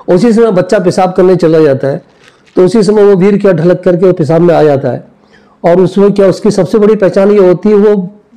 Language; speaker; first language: Hindi; native; Hindi